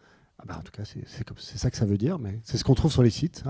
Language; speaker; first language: French; native; French